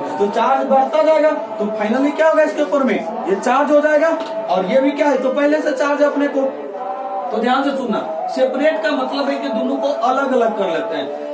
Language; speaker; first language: Hindi; native; Hindi